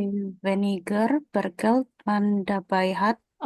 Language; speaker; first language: German; non-native, learner; Indonesian